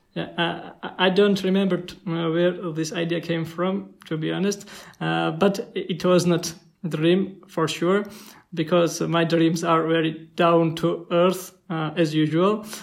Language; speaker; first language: English; non-native, fluent; Georgian